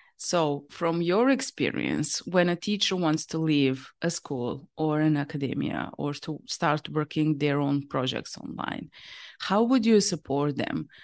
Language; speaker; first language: English; non-native, fluent; Serbian